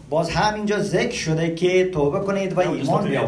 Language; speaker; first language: Persian; early bilingual, heritage; Persian